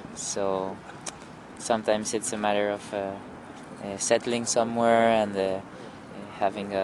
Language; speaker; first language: English; non-native, fluent; Spanish